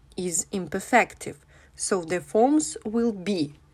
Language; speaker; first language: English; non-native, fluent; Russian